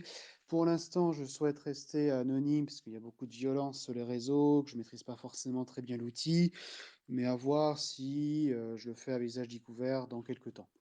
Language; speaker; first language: French; native; French